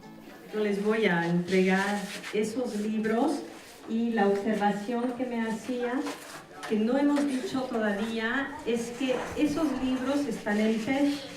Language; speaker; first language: Spanish; non-native, fluent; French